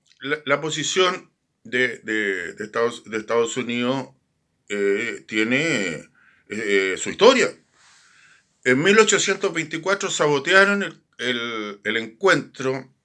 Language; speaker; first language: Spanish; native; Spanish